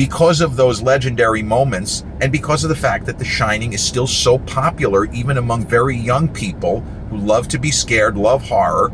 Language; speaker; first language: English; native; English